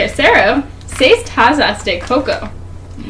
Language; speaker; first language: Spanish; non-native, learner; English